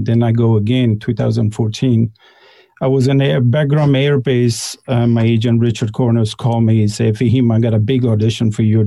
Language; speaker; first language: English; non-native, fluent; Persian